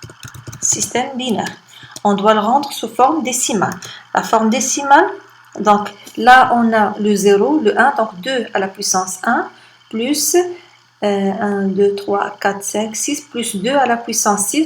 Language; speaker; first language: French; non-native, local second language; Arabic